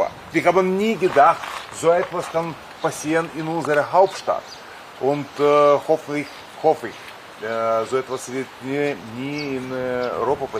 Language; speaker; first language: German; non-native, fluent; Russian